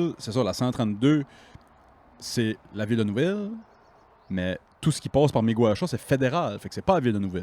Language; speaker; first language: French; native; French